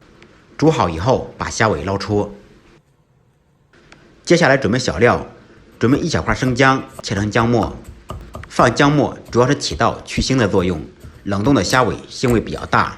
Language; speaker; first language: Chinese; native; Chinese